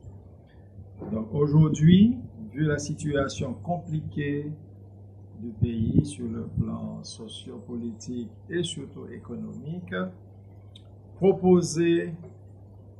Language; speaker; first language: French; non-native, local second language; Haitian Creole